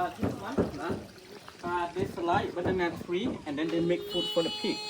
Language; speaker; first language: English; non-native, learner; Thai